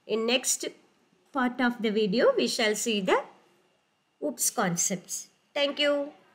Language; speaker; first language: English; non-native, local second language; Tamil